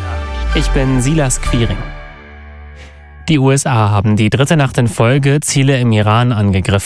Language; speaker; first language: German; native; German